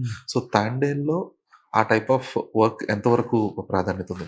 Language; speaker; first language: Telugu; native; Telugu